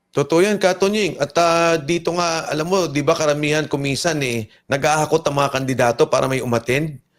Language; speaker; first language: Filipino; native; Filipino